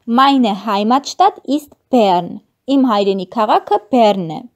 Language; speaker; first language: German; non-native, fluent; Armenian